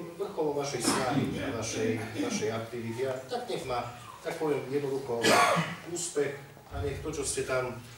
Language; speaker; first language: Slovak; native; Slovak